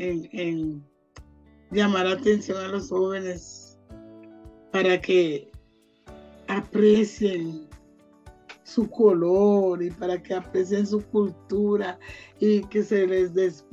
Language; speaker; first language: Spanish; non-native, local second language; Jamaican Creole English